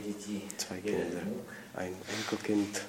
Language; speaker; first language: German; non-native, fluent; Czech